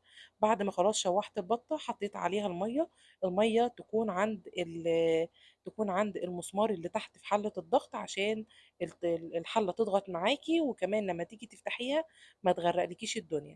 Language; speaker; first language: Arabic; native; Arabic